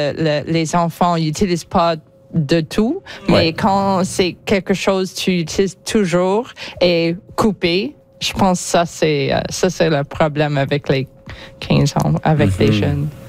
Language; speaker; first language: French; non-native, learner; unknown